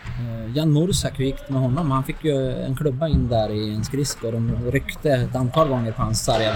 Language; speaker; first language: Swedish; native; Swedish